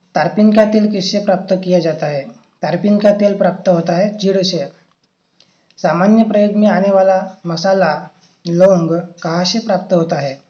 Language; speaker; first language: Hindi; non-native, local second language; Marathi